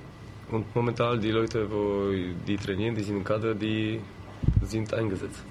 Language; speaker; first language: German; non-native, learner; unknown